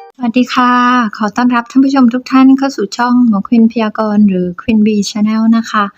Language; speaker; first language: Thai; native; Thai